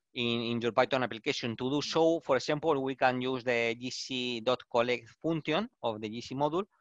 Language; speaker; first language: English; non-native, learner; Spanish